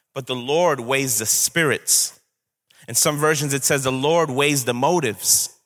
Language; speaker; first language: English; native; English